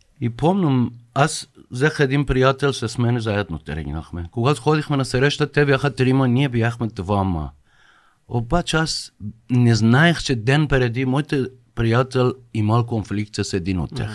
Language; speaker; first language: Bulgarian; non-native, fluent; Persian